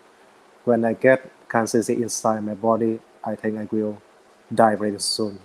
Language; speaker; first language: English; non-native, learner; Vietnamese